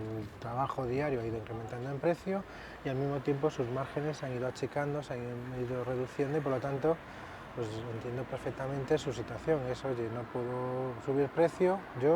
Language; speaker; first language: Spanish; native; Spanish